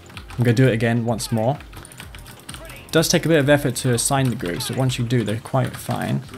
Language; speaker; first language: English; native; English